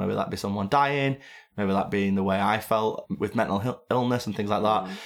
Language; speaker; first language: English; native; English